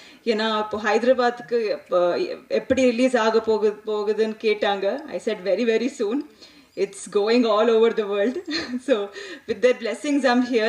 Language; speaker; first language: Tamil; non-native, local second language; Telugu